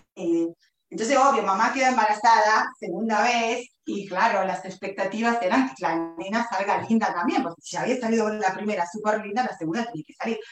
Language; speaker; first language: Spanish; native; Spanish